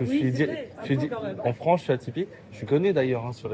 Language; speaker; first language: French; native; French